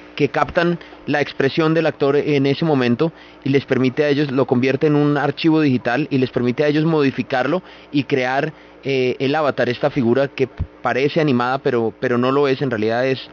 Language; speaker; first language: Spanish; native; Spanish